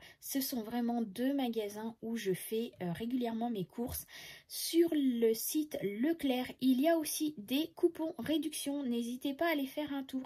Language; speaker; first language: French; native; French